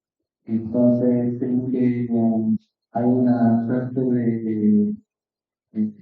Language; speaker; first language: Spanish; native; Spanish